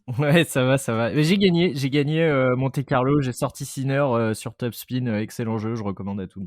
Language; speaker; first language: French; native; French